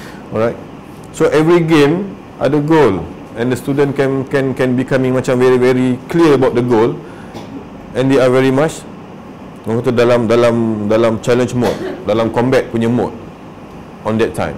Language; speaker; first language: English; non-native, local second language; Malay